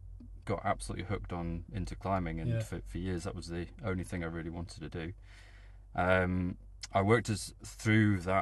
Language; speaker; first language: English; native; English